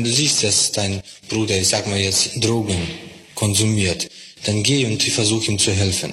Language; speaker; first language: German; non-native, fluent; Russian